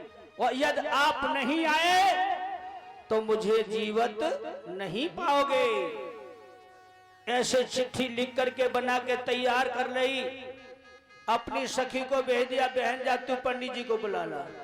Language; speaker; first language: Hindi; native; Hindi